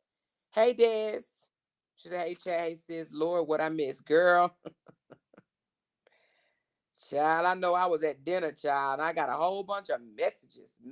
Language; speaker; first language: English; native; English